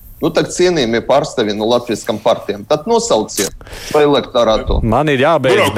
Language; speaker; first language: Latvian; non-native, local second language; Russian